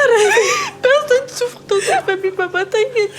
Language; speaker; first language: French; non-native, learner; Tamil